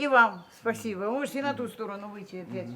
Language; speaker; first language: Russian; native; Russian